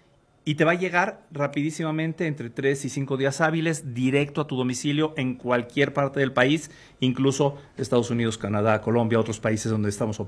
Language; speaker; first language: Spanish; native; Spanish